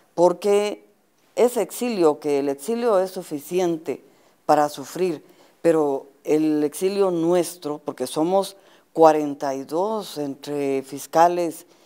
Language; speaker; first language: Spanish; native; Spanish